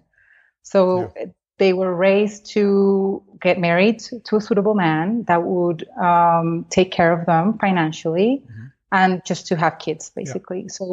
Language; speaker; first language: English; non-native, fluent; Spanish